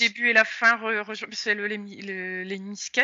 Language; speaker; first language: French; native; French